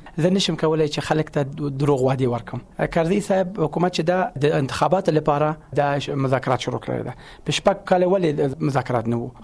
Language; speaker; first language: Pashto; non-native, local second language; Persian